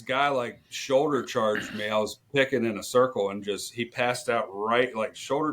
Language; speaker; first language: English; native; English